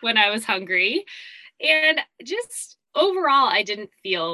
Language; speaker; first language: English; native; English